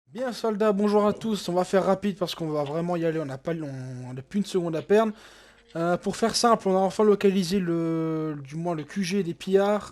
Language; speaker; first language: French; native; French